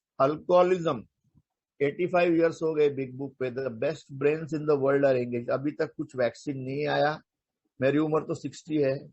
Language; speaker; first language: Hindi; non-native, local second language; Marathi